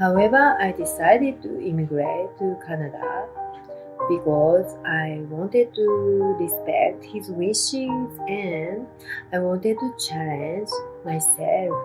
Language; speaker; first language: English; non-native, learner; Japanese